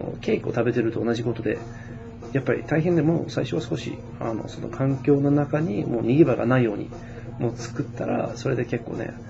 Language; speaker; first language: Japanese; non-native, fluent; English